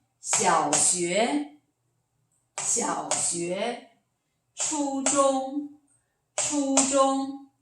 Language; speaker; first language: Chinese; non-native, fluent; Korean